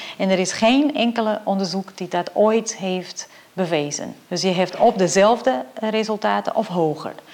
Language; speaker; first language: Dutch; non-native, fluent; Portuguese